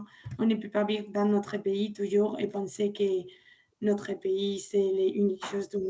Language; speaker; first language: French; non-native, learner; Spanish